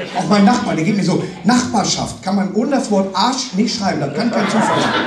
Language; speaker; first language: German; native; German